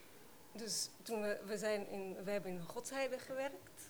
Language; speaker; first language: Dutch; non-native, fluent; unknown